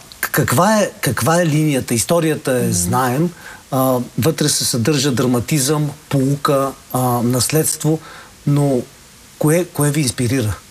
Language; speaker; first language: Bulgarian; native; Bulgarian